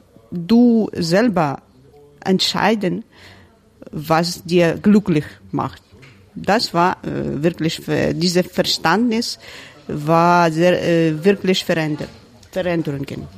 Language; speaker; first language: German; non-native, learner; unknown